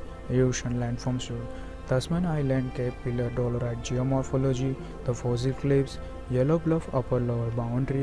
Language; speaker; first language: English; non-native, fluent; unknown